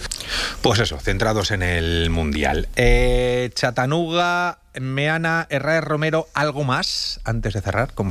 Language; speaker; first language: Spanish; native; Spanish